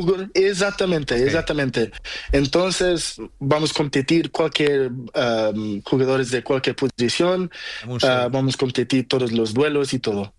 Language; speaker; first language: Spanish; non-native, learner; Portuguese